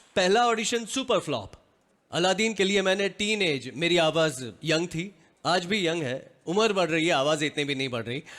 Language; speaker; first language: Hindi; non-native, local second language; Gujarati